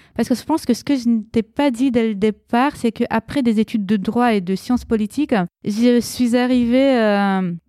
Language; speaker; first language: French; early bilingual, other home language; Romanian